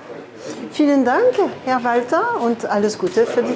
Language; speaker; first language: German; non-native, fluent; French